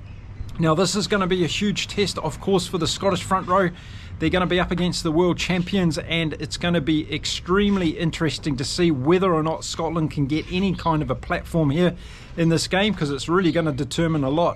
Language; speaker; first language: English; native; English